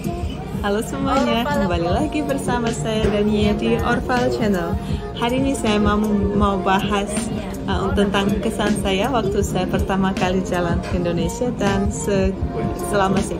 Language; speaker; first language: Indonesian; non-native, fluent; Russian